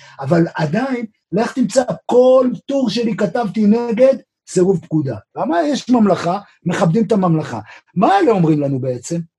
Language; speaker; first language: Hebrew; native; Hebrew